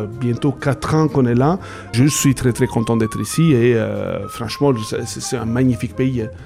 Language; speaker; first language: French; non-native, fluent; Italian